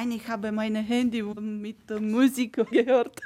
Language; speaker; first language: German; non-native, learner; Romanian